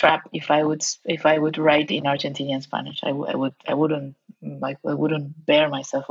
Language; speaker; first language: English; non-native, fluent; Spanish